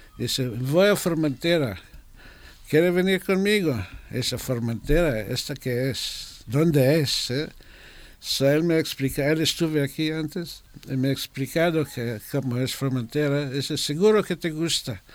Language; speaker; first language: Spanish; non-native, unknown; Hebrew